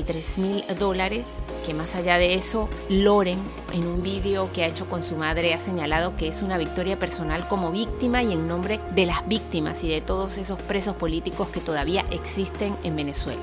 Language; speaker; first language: Spanish; native; Spanish